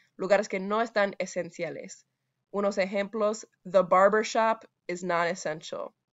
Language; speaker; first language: Spanish; non-native, fluent; English